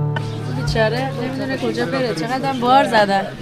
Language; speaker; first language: Persian; native; Persian